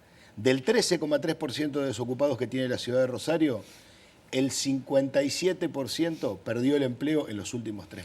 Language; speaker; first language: Spanish; native; Spanish